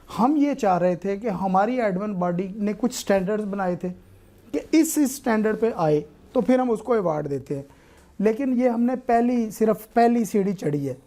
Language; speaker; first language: Urdu; non-native, local second language; Punjabi